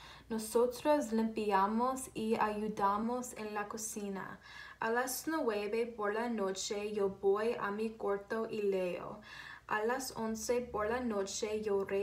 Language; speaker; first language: Spanish; non-native, learner; English